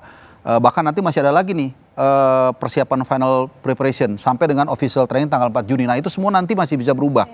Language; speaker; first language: Indonesian; native; Indonesian